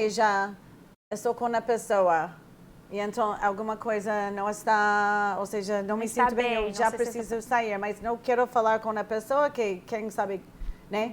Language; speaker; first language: Portuguese; non-native, fluent; English